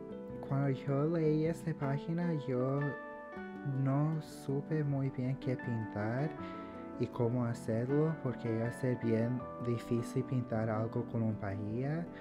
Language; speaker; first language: Spanish; early bilingual, heritage; English